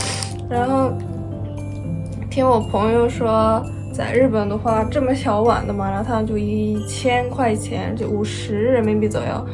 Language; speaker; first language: Chinese; non-native, fluent; Japanese